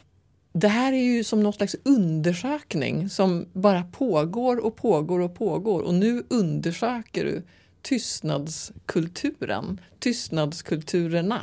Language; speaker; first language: Swedish; native; Swedish